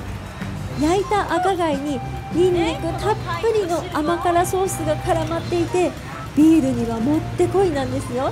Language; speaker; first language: Japanese; native; Japanese